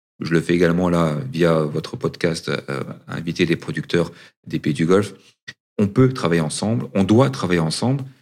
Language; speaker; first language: French; early bilingual, other home language; Arabic